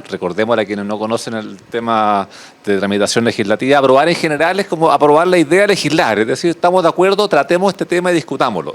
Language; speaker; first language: Spanish; native; Spanish